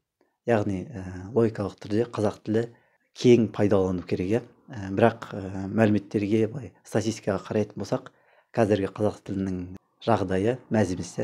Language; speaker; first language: Kazakh; native; Kazakh